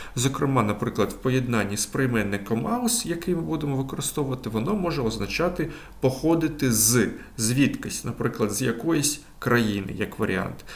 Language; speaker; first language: Ukrainian; native; Ukrainian